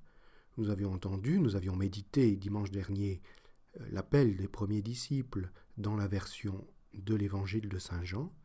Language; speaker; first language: French; native; French